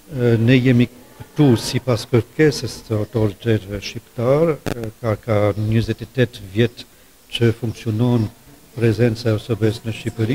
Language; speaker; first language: Albanian; non-native, fluent; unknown